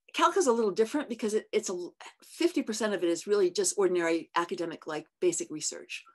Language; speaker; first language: English; native; English